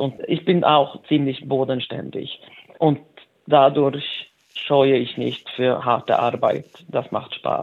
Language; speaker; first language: German; non-native, fluent; Swedish